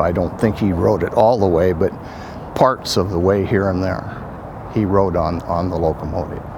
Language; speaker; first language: English; native; English